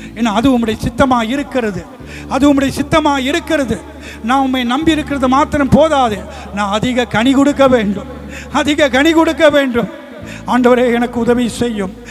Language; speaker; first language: Tamil; early bilingual, heritage; Tamil